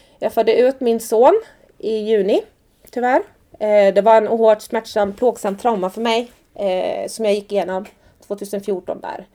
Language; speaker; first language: Swedish; early bilingual, other home language; Persian